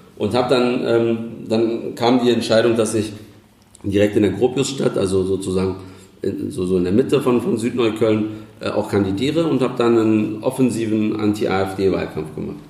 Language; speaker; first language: German; early bilingual, other home language; Turkish